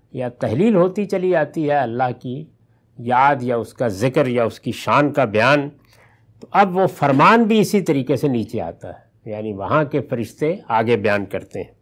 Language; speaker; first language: Urdu; non-native, local second language; Punjabi